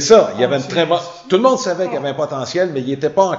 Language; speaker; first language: French; native; French